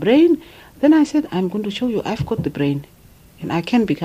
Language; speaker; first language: English; non-native, fluent; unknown